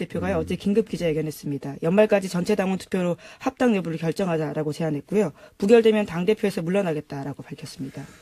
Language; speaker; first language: Korean; native; Korean